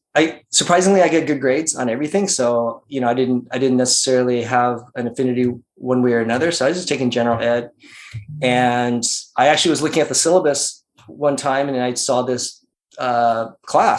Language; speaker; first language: English; native; English